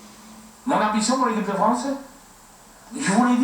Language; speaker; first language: French; native; French